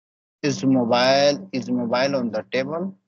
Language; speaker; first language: English; non-native, learner; Hindi